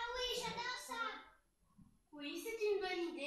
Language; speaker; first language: French; non-native, learner; Arabic